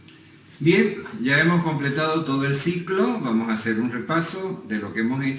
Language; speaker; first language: Spanish; native; Spanish